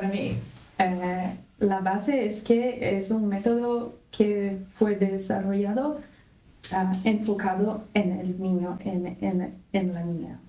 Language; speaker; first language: Spanish; non-native, fluent; Portuguese